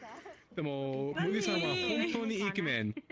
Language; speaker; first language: Japanese; non-native, learner; Spanish